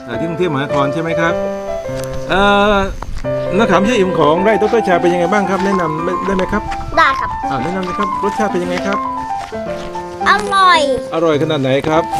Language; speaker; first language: Thai; native; Thai